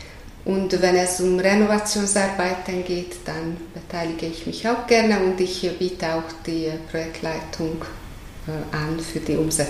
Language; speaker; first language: German; non-native, fluent; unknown